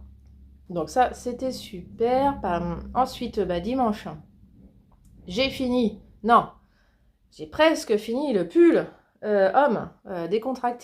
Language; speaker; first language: French; native; French